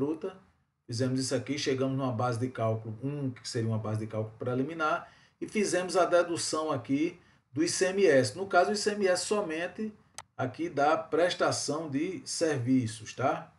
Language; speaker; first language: Portuguese; native; Portuguese